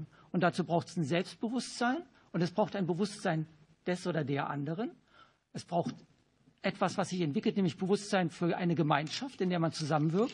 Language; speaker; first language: German; native; German